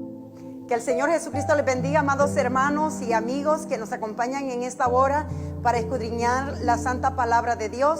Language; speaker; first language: Spanish; native; Spanish